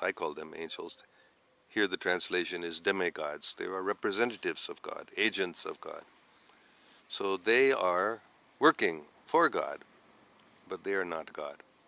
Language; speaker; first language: English; native; English